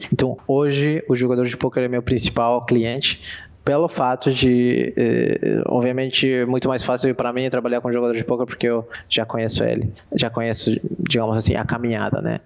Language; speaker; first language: Portuguese; non-native, fluent; Spanish